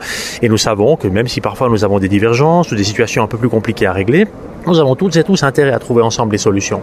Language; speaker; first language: French; native; French